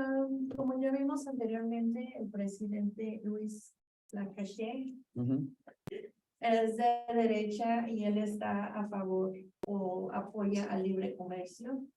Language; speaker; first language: Spanish; early bilingual, heritage; Spanish